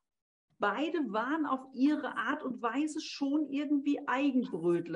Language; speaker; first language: German; native; German